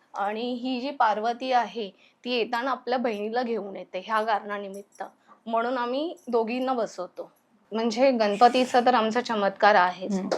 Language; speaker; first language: Marathi; native; Marathi